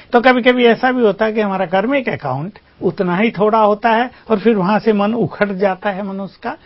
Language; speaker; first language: Hindi; native; Hindi